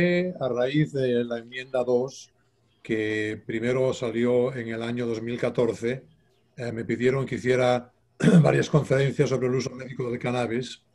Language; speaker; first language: Spanish; native; Spanish